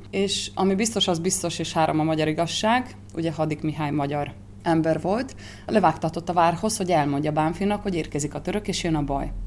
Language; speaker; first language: Hungarian; native; Hungarian